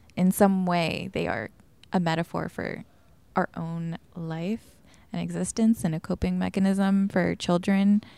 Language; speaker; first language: English; early bilingual, other home language; Spanish